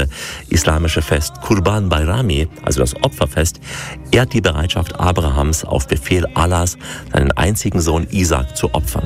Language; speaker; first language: German; native; German